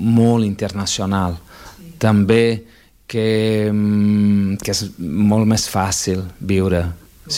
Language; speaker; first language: Catalan; non-native, fluent; Portuguese